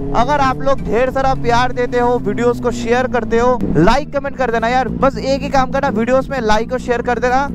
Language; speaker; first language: Hindi; non-native, local second language; Assamese